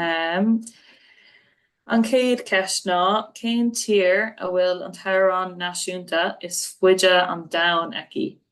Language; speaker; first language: Irish; non-native, local second language; English